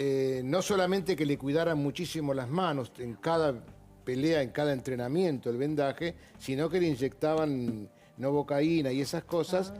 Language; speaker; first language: Spanish; native; Spanish